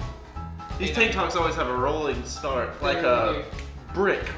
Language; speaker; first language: English; native; English